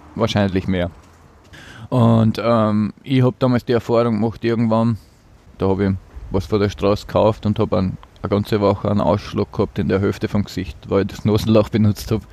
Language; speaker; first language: German; native; German